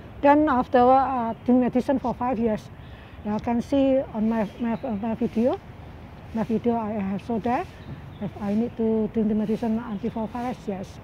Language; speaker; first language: English; non-native, learner; Indonesian